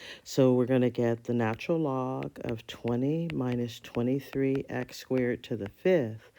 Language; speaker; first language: English; native; English